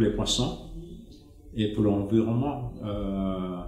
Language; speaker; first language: French; non-native, fluent; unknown